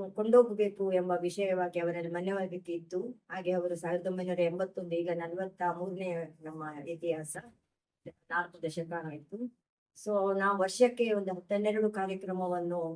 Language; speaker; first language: Kannada; non-native, local second language; Konkani